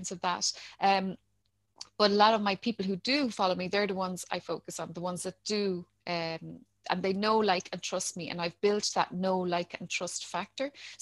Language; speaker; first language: English; native; English